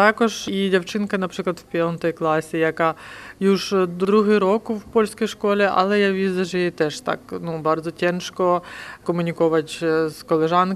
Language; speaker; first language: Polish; non-native, learner; Ukrainian